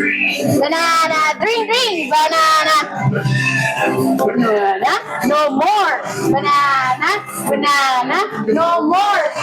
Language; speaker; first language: English; non-native, learner; Indonesian